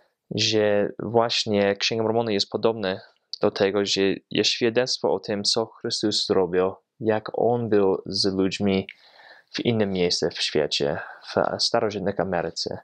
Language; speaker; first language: Polish; non-native, fluent; English